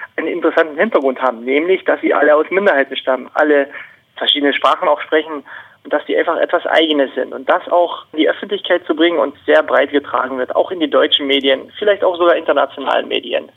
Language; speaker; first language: German; non-native, local second language; Upper Sorbian